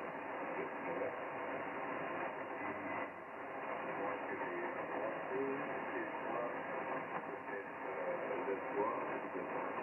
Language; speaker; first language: French; non-native, learner; German